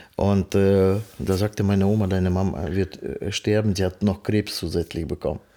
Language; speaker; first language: German; non-native, fluent; Russian